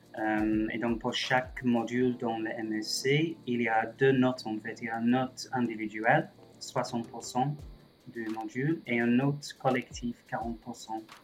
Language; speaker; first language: French; non-native, fluent; English